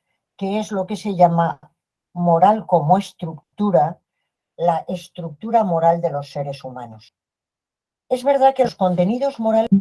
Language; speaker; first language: Spanish; native; Spanish